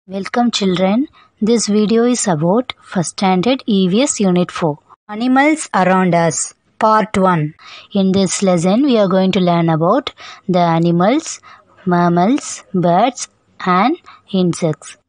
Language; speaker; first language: English; non-native, local second language; Tamil